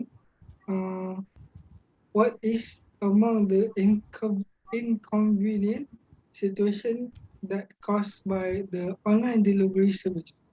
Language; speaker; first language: English; non-native, local second language; Malay